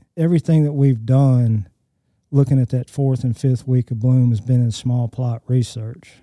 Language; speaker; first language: English; native; English